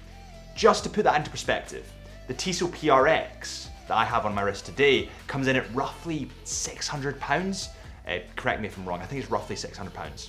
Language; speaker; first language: English; native; English